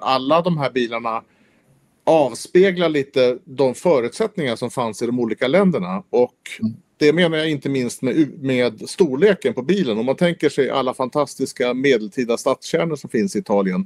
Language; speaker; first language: Swedish; native; Swedish